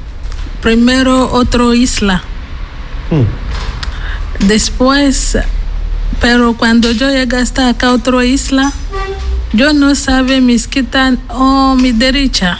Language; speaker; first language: Spanish; non-native, learner; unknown